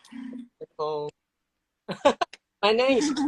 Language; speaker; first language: English; non-native, learner; Chinese